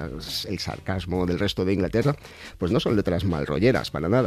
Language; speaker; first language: Spanish; native; Spanish